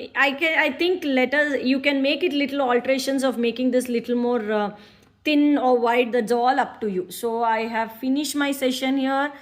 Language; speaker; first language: English; non-native, local second language; Kannada